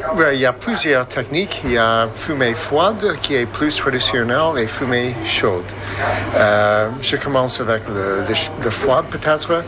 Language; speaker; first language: French; non-native, fluent; English